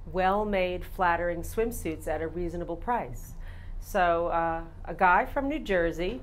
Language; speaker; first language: English; native; English